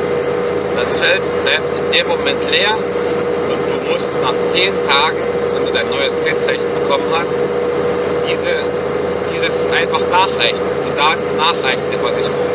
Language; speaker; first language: German; native; German